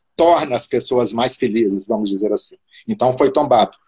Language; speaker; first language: Portuguese; native; Portuguese